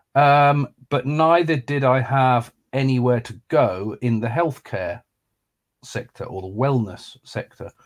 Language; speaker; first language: English; native; English